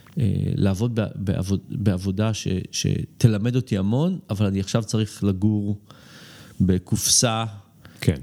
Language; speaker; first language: Hebrew; early bilingual, other home language; English